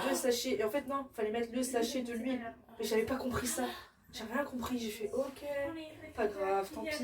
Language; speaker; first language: French; native; French